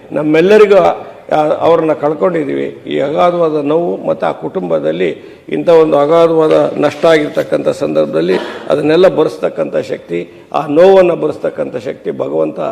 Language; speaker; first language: Kannada; native; Kannada